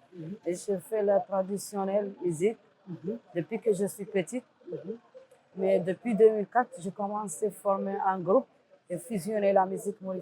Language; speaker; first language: French; non-native, learner; Arabic